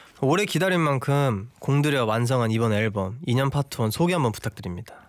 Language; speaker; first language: Korean; native; Korean